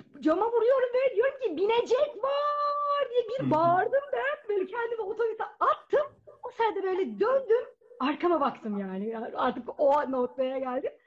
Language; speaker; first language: Turkish; native; Turkish